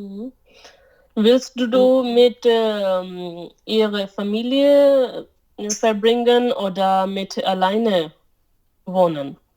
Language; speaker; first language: German; non-native, learner; Urdu